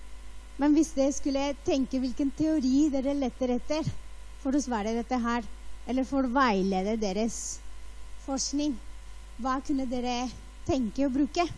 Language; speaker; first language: Norwegian; non-native, fluent; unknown